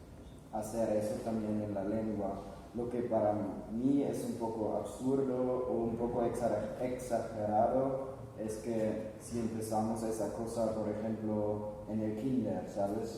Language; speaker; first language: Spanish; non-native, fluent; German